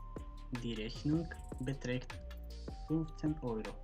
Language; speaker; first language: German; non-native, fluent; Macedonian